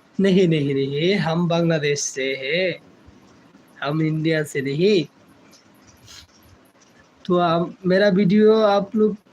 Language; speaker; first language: Hindi; non-native, learner; Bangla